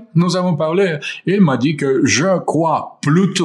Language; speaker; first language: French; non-native, fluent; Russian